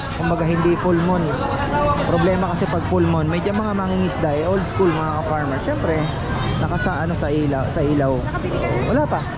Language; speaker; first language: Filipino; native; Filipino